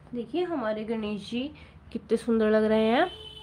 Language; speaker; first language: Hindi; native; Hindi